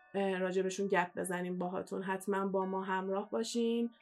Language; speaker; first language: Persian; native; Persian